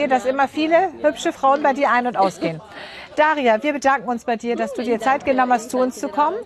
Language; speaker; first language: German; native; German